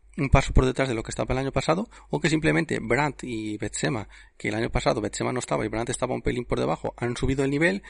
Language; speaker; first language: Spanish; native; Spanish